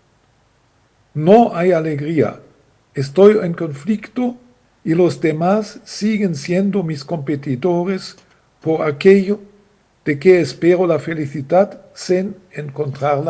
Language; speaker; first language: Spanish; non-native, fluent; German